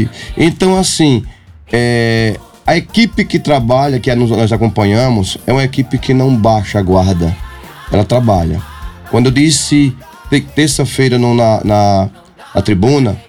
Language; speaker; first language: Portuguese; native; Portuguese